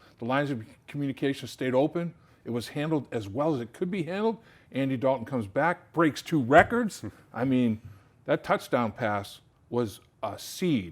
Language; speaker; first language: English; native; English